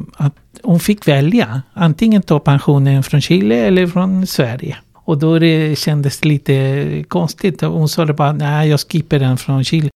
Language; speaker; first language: Swedish; non-native, fluent; Spanish